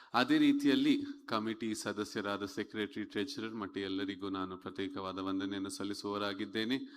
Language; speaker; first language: Kannada; non-native, local second language; Telugu